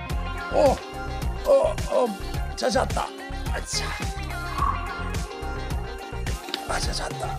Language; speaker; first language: Korean; native; Korean